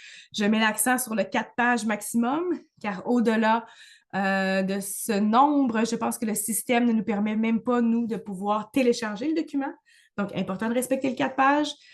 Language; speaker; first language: French; native; French